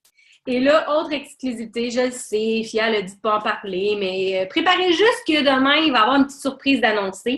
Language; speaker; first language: French; native; French